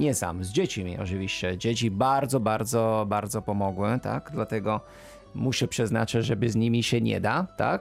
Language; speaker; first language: Polish; non-native, fluent; Italian